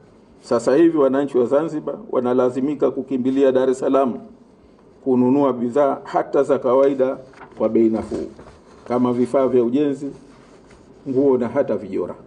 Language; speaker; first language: Swahili; native; Swahili